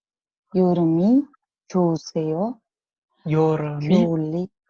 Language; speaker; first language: Korean; non-native, learner; Kazakh